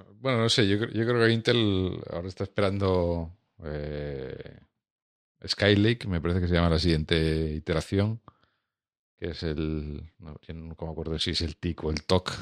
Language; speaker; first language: Spanish; native; Spanish